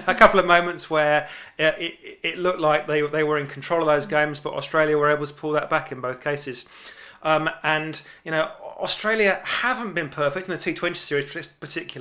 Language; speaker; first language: English; native; English